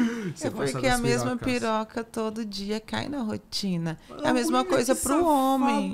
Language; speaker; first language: Portuguese; native; Portuguese